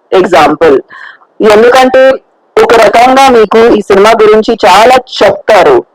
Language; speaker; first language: Telugu; non-native, fluent; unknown